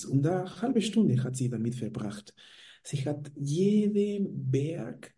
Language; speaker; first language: German; non-native, fluent; Spanish